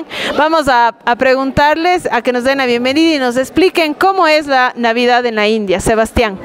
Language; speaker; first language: Spanish; native; Spanish